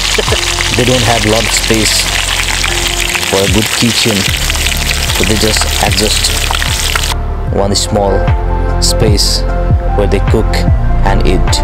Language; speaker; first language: English; non-native, learner; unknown